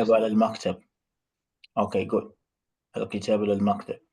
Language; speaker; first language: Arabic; non-native, fluent; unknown